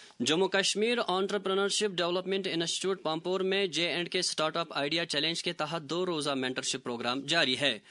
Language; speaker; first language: Urdu; non-native, local second language; Kashmiri